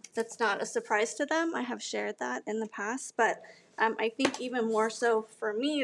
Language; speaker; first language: English; native; English